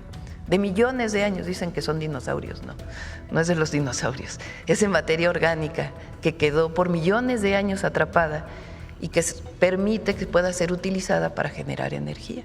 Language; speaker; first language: Spanish; native; Spanish